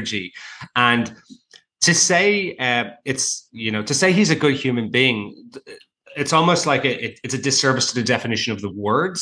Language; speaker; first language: English; native; English